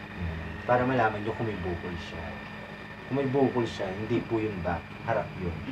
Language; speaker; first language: Filipino; non-native, local second language; Cebuano